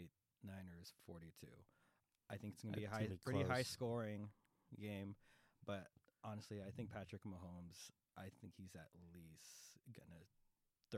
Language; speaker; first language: English; native; English